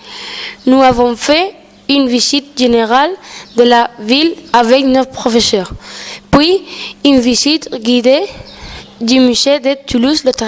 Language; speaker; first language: French; non-native, learner; Spanish